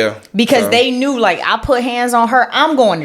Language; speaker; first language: English; native; English